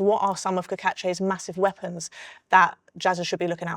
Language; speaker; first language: English; native; English